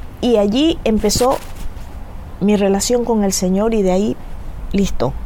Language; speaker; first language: Spanish; native; Spanish